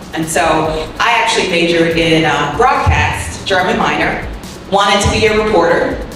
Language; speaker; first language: English; native; English